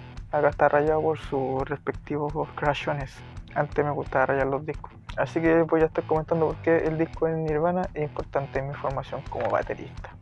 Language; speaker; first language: Spanish; native; Spanish